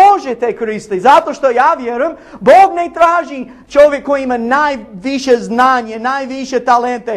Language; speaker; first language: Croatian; non-native, learner; English